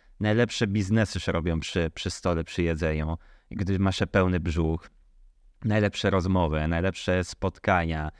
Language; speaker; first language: Polish; early bilingual, heritage; Polish